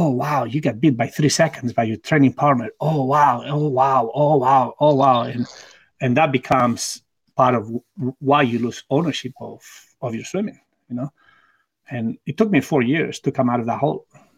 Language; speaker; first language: English; non-native, fluent; Spanish